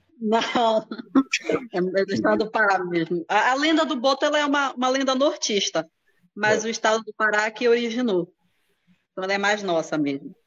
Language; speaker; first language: Portuguese; native; Portuguese